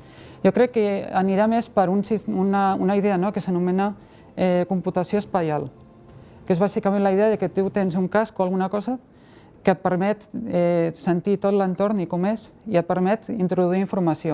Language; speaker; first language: Catalan; native; Catalan